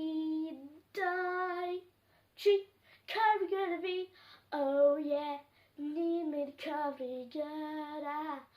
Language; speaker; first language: Welsh; non-native, local second language; English